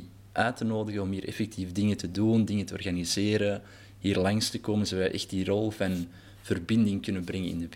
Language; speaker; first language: Dutch; native; Dutch